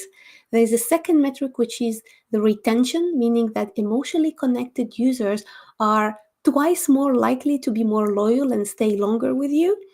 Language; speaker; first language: English; non-native, fluent; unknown